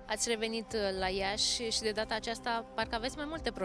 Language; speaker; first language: Romanian; native; Romanian